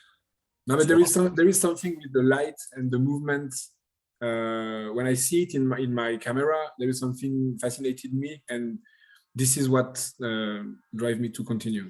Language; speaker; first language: English; non-native, learner; French